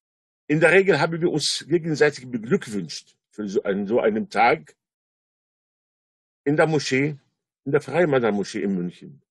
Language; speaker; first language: German; non-native, fluent; Arabic